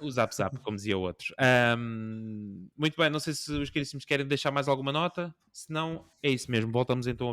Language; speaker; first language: Portuguese; native; Portuguese